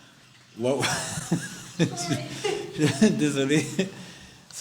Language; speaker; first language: French; native; French